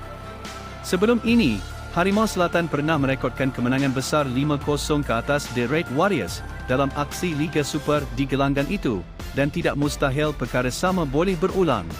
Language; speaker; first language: Malay; native; Malay